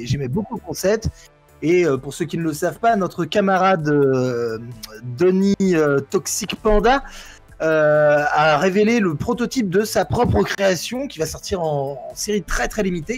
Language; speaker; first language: French; native; French